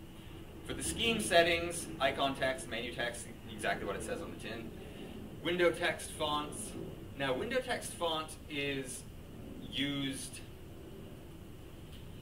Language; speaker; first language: English; native; English